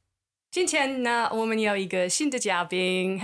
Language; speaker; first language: Chinese; non-native, fluent; English